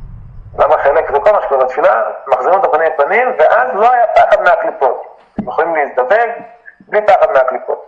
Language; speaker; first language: Hebrew; native; Hebrew